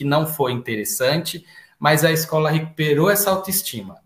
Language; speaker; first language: Portuguese; native; Portuguese